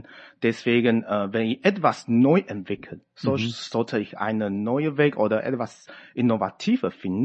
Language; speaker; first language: German; non-native, fluent; Chinese